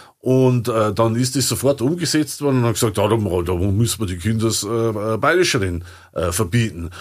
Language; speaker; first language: German; native; German